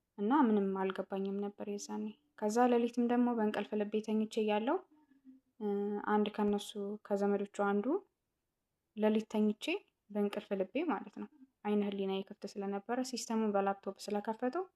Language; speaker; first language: Amharic; non-native, local second language; Tigrinya